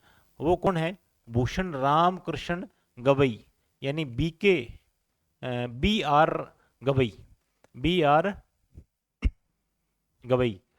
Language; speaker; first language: Hindi; native; Hindi